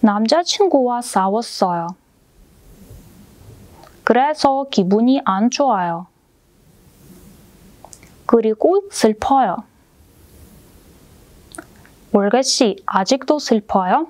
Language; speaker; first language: Korean; non-native, fluent; Russian